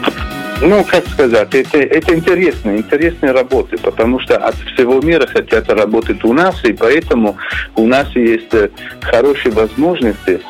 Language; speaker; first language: Russian; non-native, learner; Italian